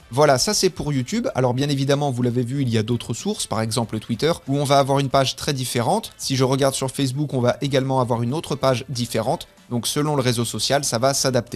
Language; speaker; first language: French; native; French